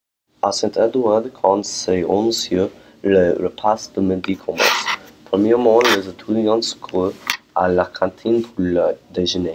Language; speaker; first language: French; non-native, learner; English